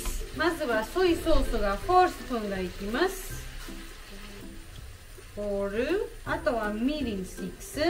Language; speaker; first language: Japanese; non-native, learner; Georgian